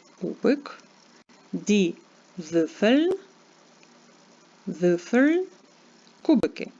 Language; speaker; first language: German; non-native, fluent; Ukrainian